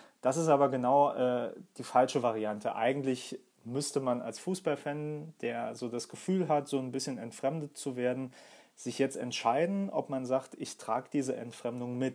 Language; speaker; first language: German; native; German